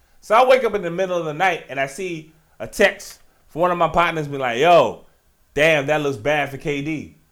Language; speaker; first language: English; native; English